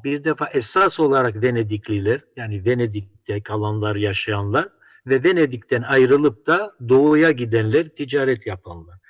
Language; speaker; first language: Turkish; non-native, local second language; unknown